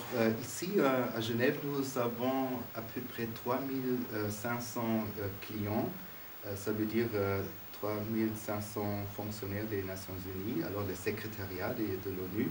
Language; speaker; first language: French; non-native, fluent; German